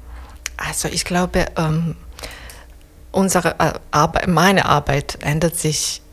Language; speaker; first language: German; non-native, fluent; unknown